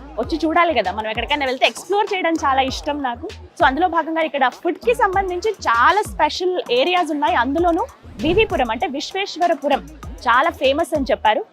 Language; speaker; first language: Telugu; native; Telugu